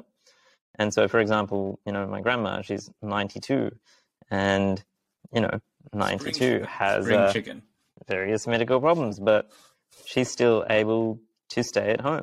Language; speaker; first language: English; early bilingual, other home language; Sinhala